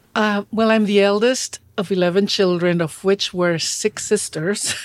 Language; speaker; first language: English; non-native, fluent; Spanish